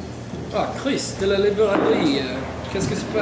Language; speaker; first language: French; non-native, learner; English